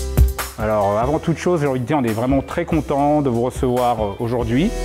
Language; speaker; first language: French; native; French